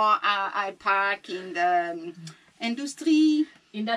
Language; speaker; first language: English; non-native, learner; French